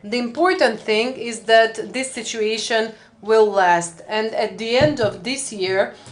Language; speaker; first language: English; non-native, fluent; Macedonian